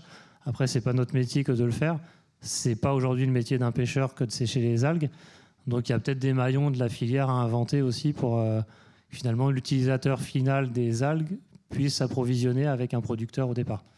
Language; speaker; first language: French; native; French